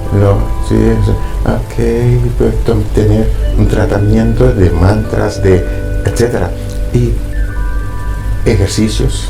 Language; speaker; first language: Spanish; non-native, fluent; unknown